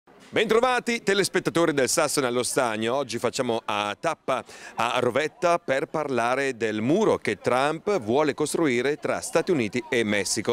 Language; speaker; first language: Italian; native; Italian